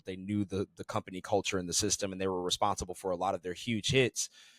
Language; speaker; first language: English; native; English